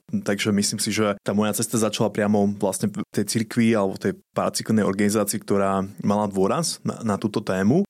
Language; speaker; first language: Slovak; native; Slovak